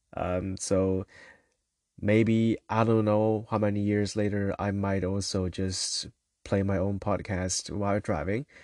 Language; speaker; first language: English; non-native, fluent; Chinese